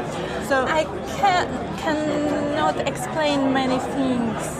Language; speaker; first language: English; non-native, learner; Russian